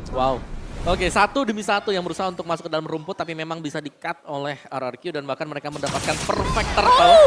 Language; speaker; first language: Indonesian; native; Indonesian